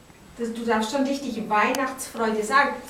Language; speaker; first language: German; native; German